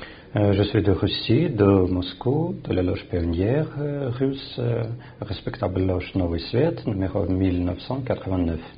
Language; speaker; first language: French; non-native, fluent; Russian